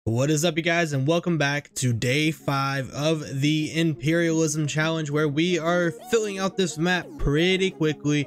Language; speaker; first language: English; native; English